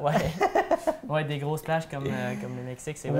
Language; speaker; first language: French; native; French